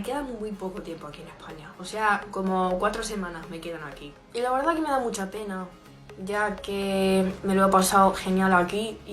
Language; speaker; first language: Spanish; non-native, fluent; English